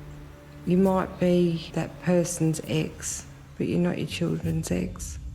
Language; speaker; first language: English; native; English